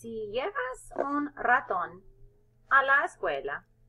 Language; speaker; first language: Spanish; non-native, fluent; English